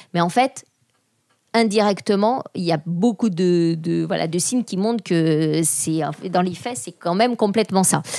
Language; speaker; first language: French; native; French